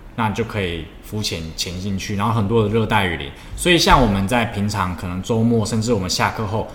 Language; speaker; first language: Chinese; native; Chinese